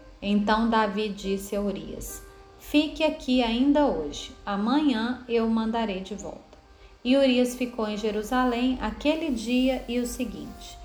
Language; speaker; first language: Portuguese; native; Portuguese